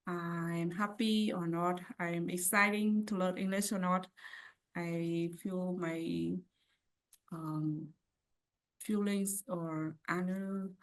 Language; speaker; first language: English; non-native, learner; Vietnamese